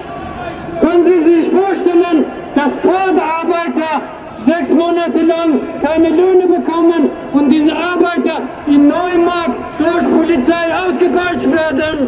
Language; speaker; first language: German; non-native, fluent; Persian